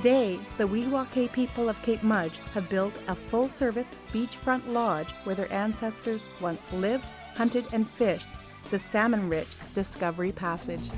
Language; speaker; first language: English; native; English